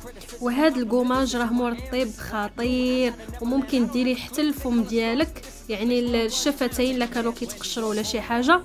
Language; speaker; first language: Arabic; native; Arabic